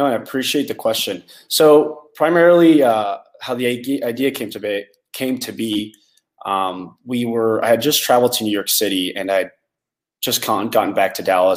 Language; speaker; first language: English; native; English